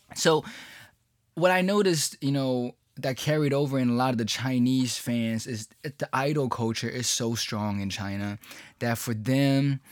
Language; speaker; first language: English; early bilingual, other home language; Chinese